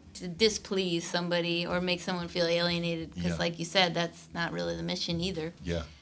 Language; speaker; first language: English; native; English